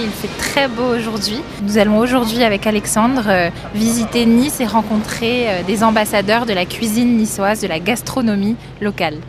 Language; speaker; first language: French; native; French